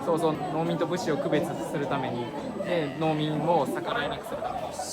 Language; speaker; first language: Japanese; native; Japanese